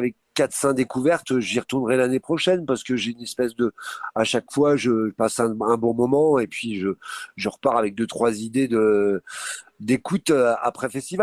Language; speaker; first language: French; native; French